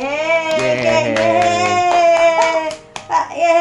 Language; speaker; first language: Japanese; non-native, learner; Filipino